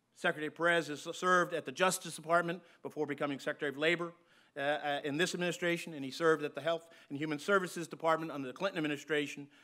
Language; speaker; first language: English; native; English